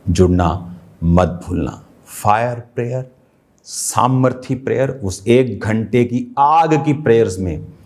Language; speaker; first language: Hindi; non-native, local second language; Punjabi